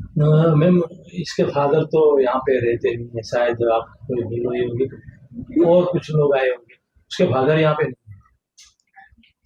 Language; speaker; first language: Hindi; non-native, local second language; Gujarati